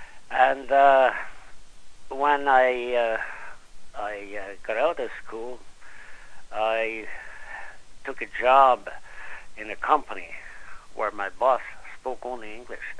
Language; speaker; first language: English; non-native, fluent; French